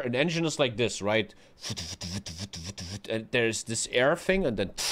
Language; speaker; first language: English; non-native, fluent; German